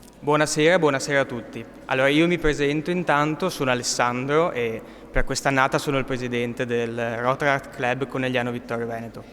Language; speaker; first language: Italian; native; Italian